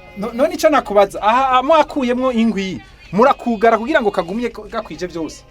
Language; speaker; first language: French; non-native, local second language; Rundi